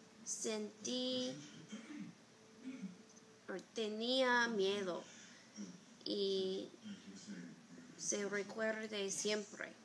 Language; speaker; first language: Spanish; non-native, learner; English